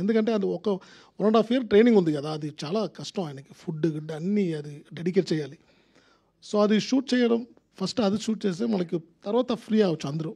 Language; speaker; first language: Telugu; non-native, learner; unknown